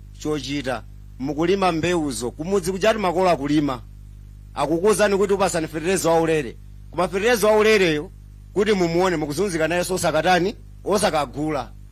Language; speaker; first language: Nyanja; non-native, local second language; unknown